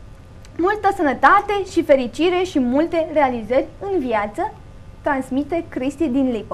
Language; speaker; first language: Romanian; native; Romanian